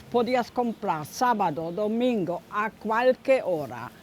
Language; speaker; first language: Spanish; non-native, fluent; German